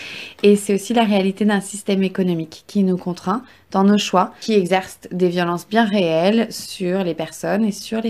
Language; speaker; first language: French; native; French